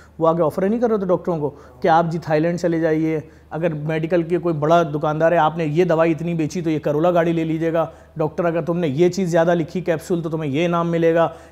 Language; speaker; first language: Urdu; native; Urdu